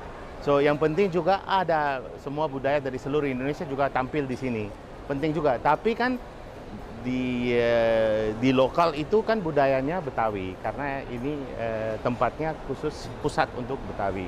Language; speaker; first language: Indonesian; non-native, fluent; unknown